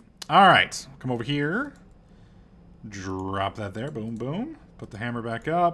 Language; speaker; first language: English; native; English